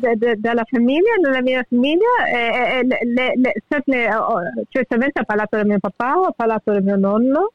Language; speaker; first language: Italian; early bilingual, heritage; English